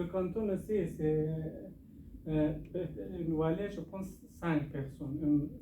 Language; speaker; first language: French; non-native, learner; Persian